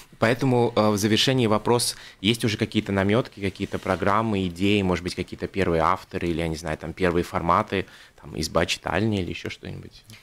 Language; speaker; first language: Russian; native; Russian